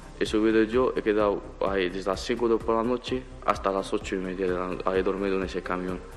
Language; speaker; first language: Spanish; non-native, fluent; Arabic